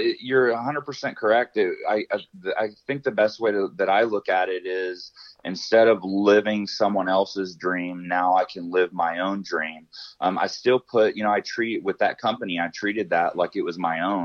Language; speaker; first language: English; native; English